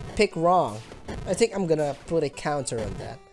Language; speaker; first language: English; non-native, local second language; Filipino